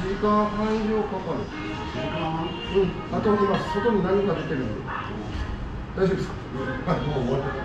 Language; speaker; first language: Japanese; non-native, learner; Nepali